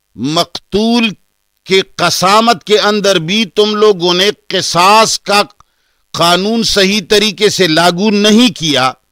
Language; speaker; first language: Urdu; non-native, local second language; Pashto